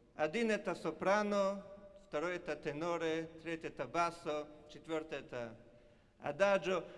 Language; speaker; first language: Russian; non-native, fluent; Italian